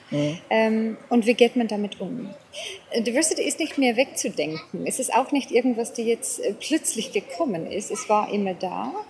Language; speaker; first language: German; non-native, fluent; Afrikaans